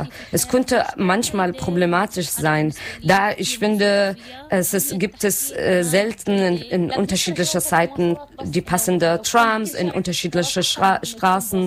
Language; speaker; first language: German; non-native, learner; Arabic